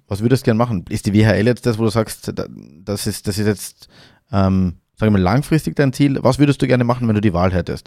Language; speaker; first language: German; native; German